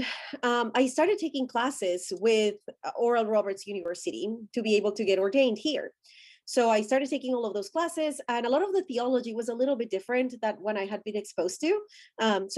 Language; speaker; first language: English; non-native, fluent; Spanish